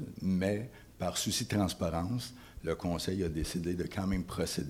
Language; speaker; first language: French; native; French